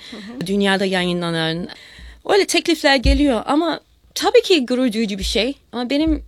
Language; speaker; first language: Turkish; early bilingual, heritage; Turkish